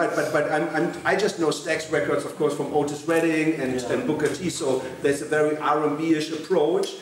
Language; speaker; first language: English; non-native, fluent; German